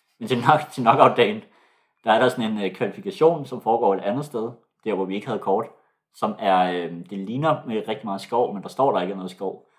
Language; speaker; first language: Danish; native; Danish